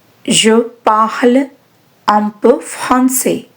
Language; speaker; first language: French; non-native, fluent; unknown